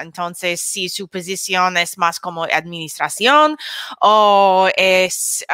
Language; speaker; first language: Spanish; non-native, learner; English